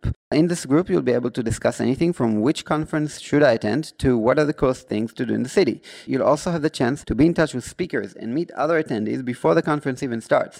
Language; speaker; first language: English; non-native, fluent; Hebrew